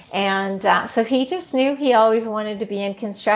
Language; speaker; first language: English; native; English